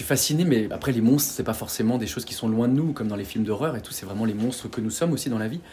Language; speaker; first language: French; native; French